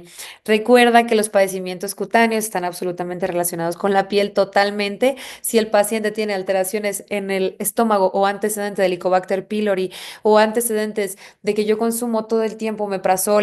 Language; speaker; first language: Spanish; native; Spanish